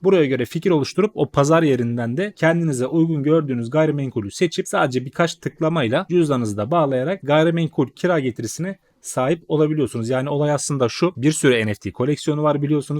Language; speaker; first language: Turkish; native; Turkish